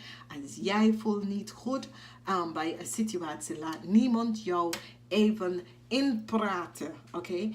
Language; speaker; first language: Dutch; non-native, fluent; English